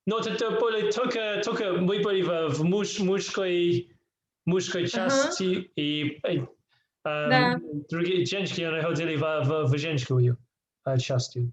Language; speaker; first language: Russian; non-native, learner; English